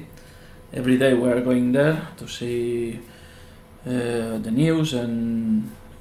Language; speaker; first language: English; non-native, learner; Spanish